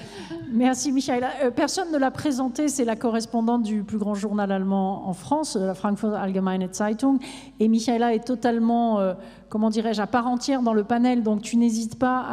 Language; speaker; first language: French; native; French